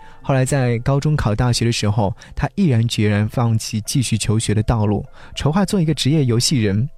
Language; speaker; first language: Chinese; native; Chinese